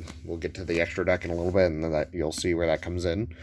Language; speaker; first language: English; native; English